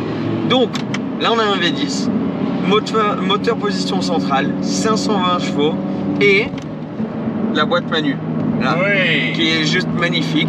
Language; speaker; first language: French; native; French